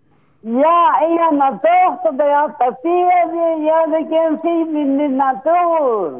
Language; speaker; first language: German; non-native, local second language; Italian